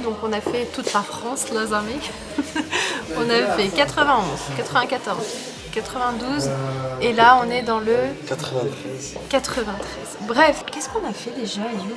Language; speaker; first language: French; native; French